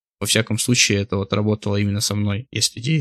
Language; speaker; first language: Russian; native; Russian